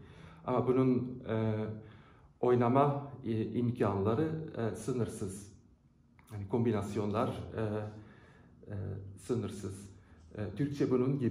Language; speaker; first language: Turkish; non-native, fluent; Dutch